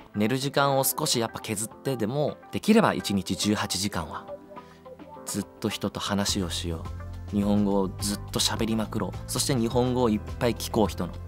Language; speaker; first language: Japanese; early bilingual, heritage; Japanese